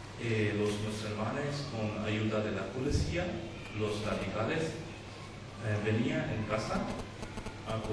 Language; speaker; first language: Spanish; non-native, learner; Urdu